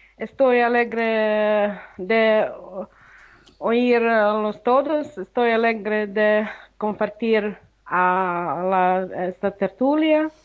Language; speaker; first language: Spanish; non-native, learner; Ukrainian